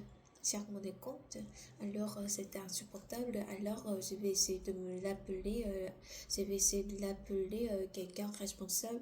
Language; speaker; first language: French; non-native, learner; Korean